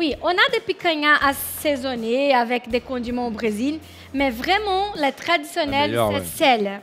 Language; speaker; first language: French; non-native, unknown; Portuguese